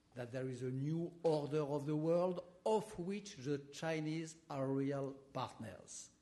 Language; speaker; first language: English; non-native, fluent; French